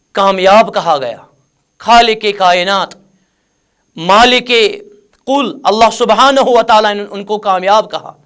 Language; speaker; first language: Urdu; non-native, local second language; Kashmiri